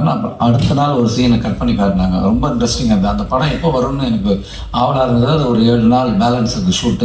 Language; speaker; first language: Tamil; native; Tamil